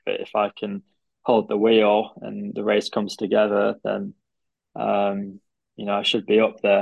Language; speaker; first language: English; native; English